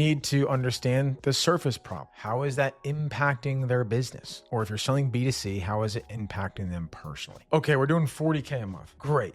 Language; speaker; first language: English; native; English